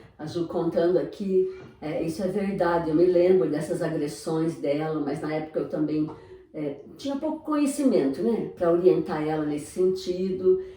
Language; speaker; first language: Portuguese; native; Portuguese